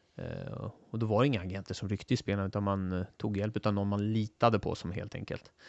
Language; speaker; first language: Swedish; early bilingual, other home language; Turoyo